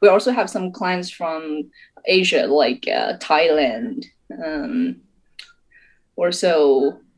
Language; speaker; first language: English; non-native, fluent; Chinese